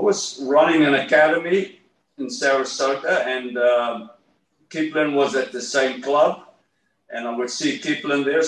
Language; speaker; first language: English; native; English